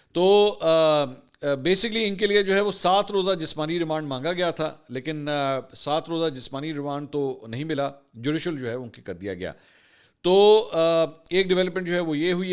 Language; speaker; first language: Urdu; native; Urdu